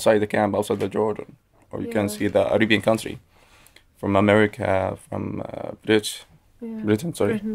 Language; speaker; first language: English; non-native, local second language; Arabic